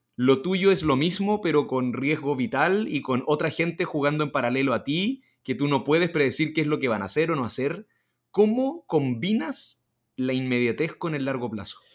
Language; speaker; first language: Spanish; native; Spanish